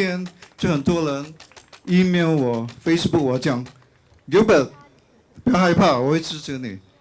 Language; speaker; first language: Chinese; non-native, local second language; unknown